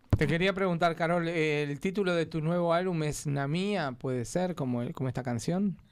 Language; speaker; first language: Spanish; native; Spanish